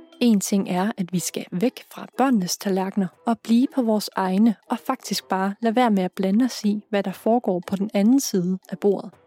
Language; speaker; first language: Danish; native; Danish